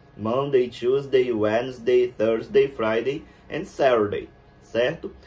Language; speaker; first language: English; non-native, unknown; Portuguese